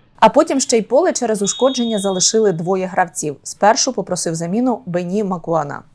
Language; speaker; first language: Ukrainian; native; Ukrainian